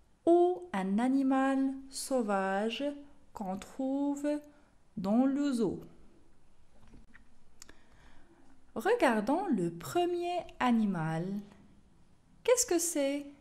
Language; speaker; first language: French; non-native, local second language; Arabic